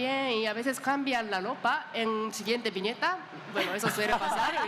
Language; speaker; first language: Spanish; non-native, learner; Japanese